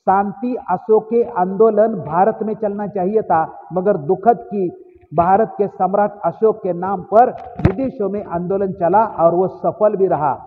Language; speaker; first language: Hindi; non-native, local second language; Marathi